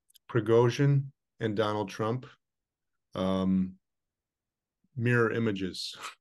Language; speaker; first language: English; early bilingual, other home language; Ukrainian